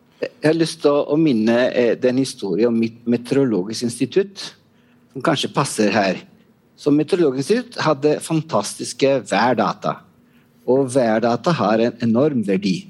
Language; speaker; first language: Norwegian; non-native, fluent; Italian